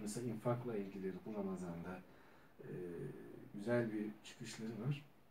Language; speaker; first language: Turkish; native; Turkish